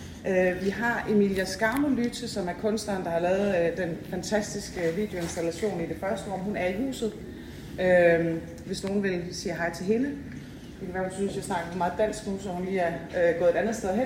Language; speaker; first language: Danish; native; Danish